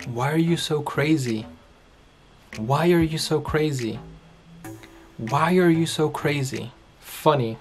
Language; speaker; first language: English; non-native, fluent; Portuguese